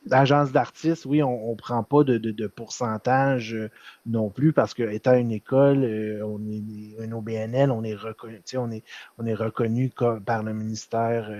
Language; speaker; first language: French; native; French